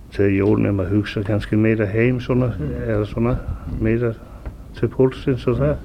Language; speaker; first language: Icelandic; non-native, fluent; Danish